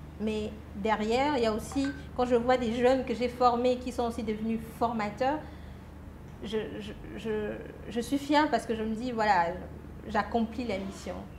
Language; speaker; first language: French; non-native, local second language; Lingala